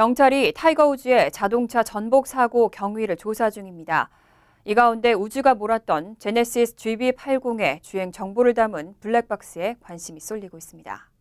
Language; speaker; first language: Korean; native; Korean